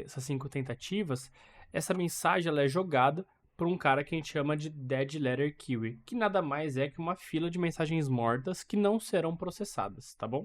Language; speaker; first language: Portuguese; native; Portuguese